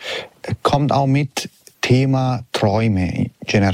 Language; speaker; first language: German; non-native, learner; Italian